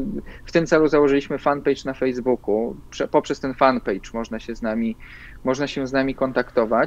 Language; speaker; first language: Polish; native; Polish